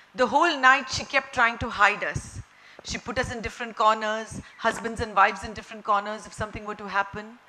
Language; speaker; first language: English; non-native, local second language; Marathi